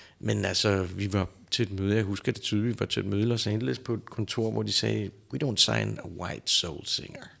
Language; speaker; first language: Danish; native; Danish